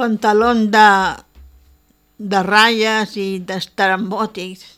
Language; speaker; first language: Catalan; non-native, local second language; Spanish